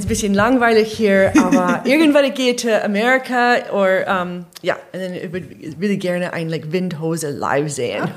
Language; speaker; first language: German; non-native, learner; English